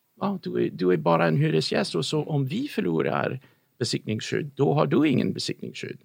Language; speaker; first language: Swedish; non-native, fluent; English